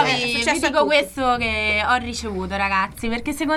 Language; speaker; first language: Italian; native; Italian